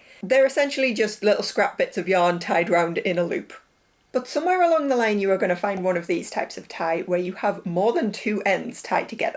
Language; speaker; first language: English; native; English